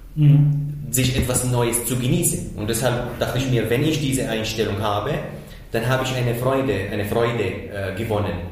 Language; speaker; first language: German; non-native, fluent; Arabic